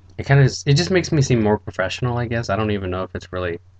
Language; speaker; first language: English; early bilingual, other home language; Spanish